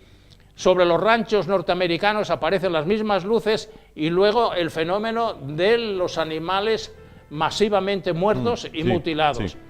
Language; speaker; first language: Spanish; native; Spanish